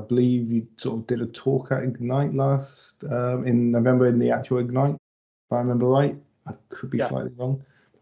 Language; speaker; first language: English; native; English